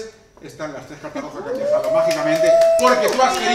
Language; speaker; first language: Spanish; native; Spanish